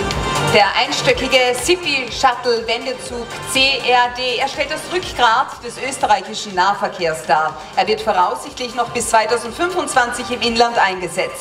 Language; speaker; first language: German; native; German